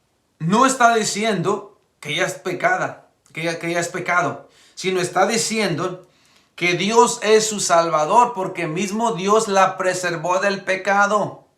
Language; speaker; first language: Spanish; native; Spanish